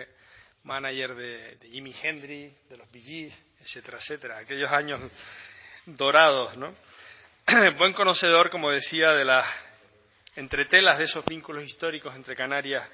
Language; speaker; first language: Spanish; native; Spanish